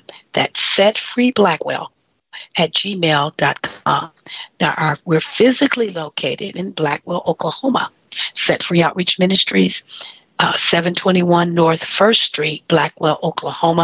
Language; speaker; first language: English; native; English